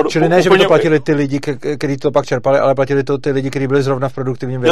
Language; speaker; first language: Czech; native; Czech